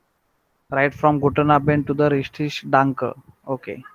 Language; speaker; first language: German; non-native, learner; Marathi